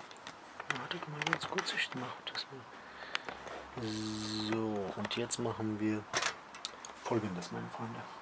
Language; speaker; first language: German; early bilingual, other home language; Polish